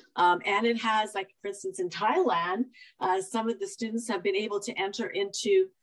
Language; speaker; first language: English; native; English